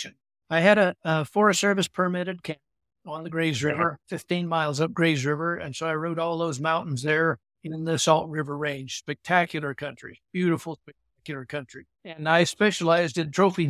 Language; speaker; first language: English; native; English